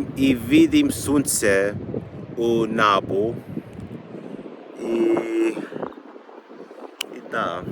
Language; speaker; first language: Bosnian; non-native, learner; English